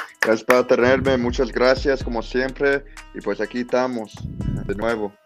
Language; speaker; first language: Spanish; early bilingual, heritage; English